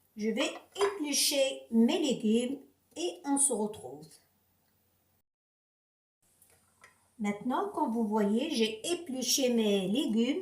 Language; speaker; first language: French; non-native, local second language; Arabic